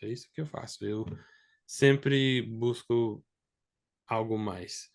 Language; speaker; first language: Portuguese; non-native, fluent; English